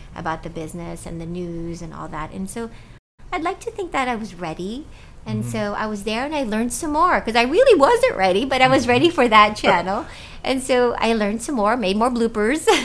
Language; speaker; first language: English; early bilingual, other home language; Cebuano